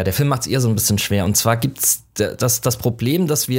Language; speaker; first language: German; native; German